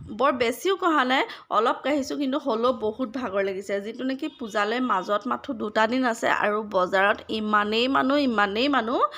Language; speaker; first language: Assamese; native; Assamese